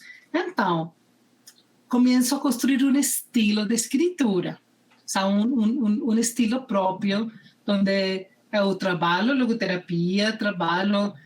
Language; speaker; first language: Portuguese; non-native, fluent; Spanish